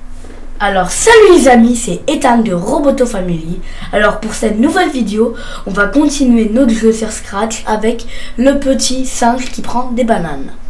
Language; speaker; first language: French; native; French